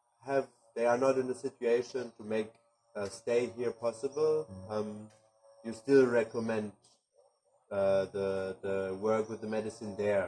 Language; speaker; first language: English; non-native, fluent; German